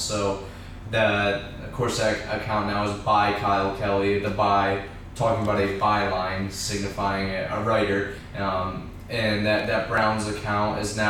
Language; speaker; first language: English; native; English